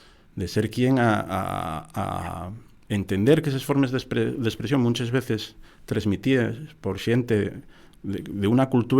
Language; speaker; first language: Spanish; native; Spanish